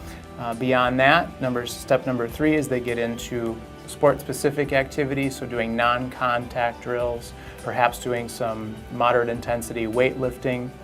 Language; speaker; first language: English; native; English